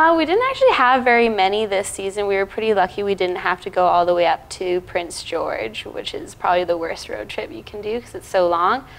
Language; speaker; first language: English; native; English